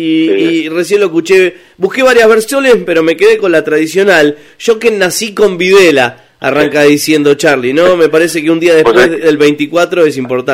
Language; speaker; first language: Spanish; native; Spanish